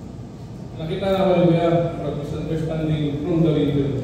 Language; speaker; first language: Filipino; non-native, local second language; Cebuano